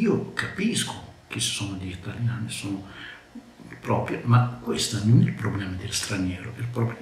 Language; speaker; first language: Italian; non-native, learner; Arabic